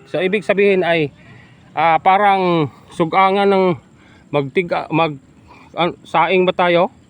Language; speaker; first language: Filipino; non-native, local second language; Hiligaynon